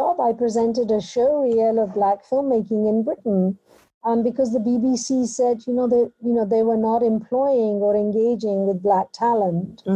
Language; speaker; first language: English; native; English